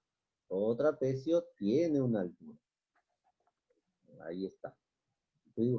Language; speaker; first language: Spanish; native; Spanish